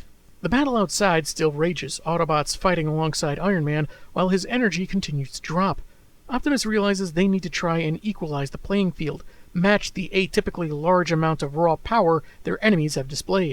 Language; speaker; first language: English; native; English